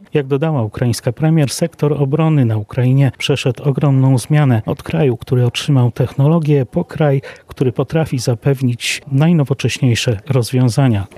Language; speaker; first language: Polish; native; Polish